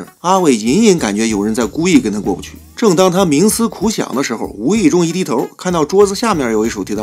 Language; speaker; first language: Chinese; native; Chinese